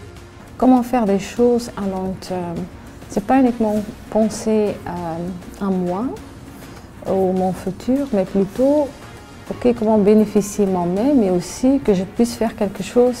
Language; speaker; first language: French; early bilingual, other home language; Arabic